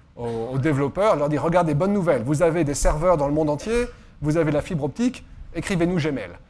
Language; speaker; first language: French; native; French